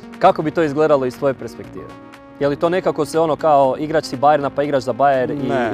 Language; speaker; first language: Croatian; native; Croatian